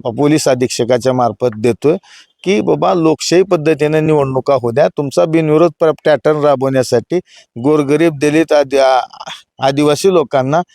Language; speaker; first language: Marathi; native; Marathi